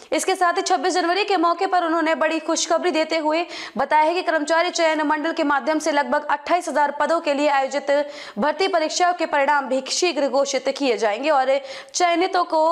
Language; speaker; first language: Hindi; native; Hindi